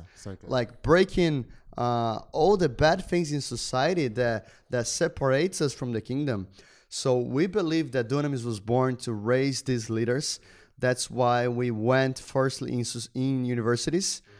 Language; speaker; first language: English; non-native, fluent; Portuguese